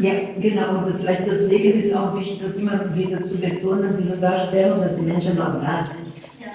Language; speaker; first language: German; non-native, fluent; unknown